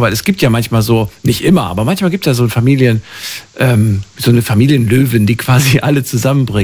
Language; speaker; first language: German; native; German